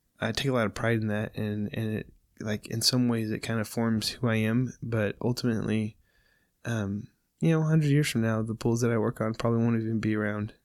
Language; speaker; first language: English; native; English